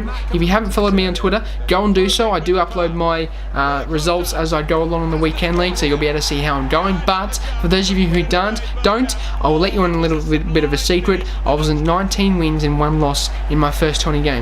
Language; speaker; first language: English; native; English